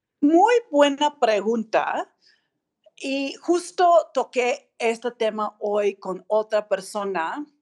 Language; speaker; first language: Spanish; non-native, fluent; English